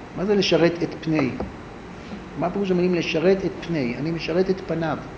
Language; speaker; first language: Hebrew; native; Hebrew